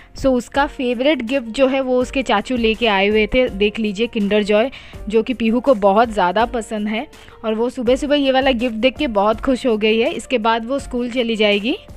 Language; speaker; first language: Hindi; non-native, local second language; Odia